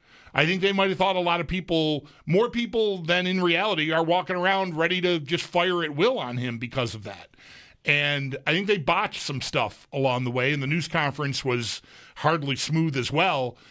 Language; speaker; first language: English; native; English